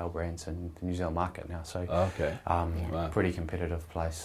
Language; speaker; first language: English; native; English